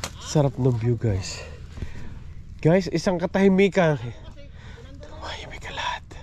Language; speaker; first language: Filipino; non-native, local second language; Iloko